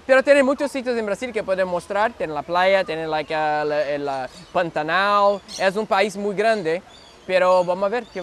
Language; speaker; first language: Spanish; non-native, learner; Portuguese